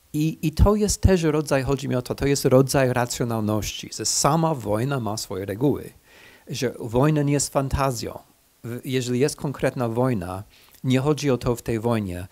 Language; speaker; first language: Polish; non-native, fluent; English